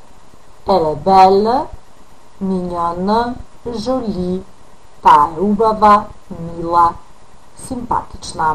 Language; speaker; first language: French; non-native, fluent; Macedonian